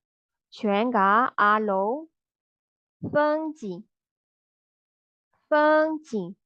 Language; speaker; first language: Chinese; non-native, fluent; Burmese